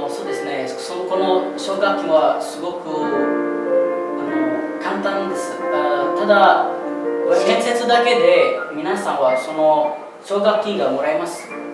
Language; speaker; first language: Japanese; non-native, fluent; Indonesian